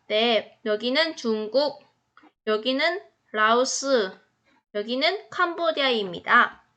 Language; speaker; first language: Korean; non-native, fluent; Vietnamese